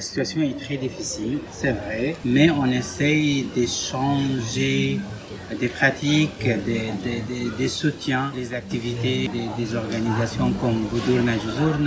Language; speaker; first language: French; non-native, fluent; Arabic